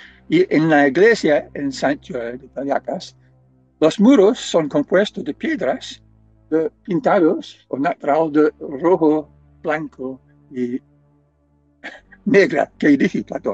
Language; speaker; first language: Spanish; non-native, fluent; English